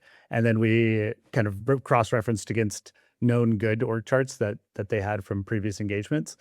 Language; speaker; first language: English; native; English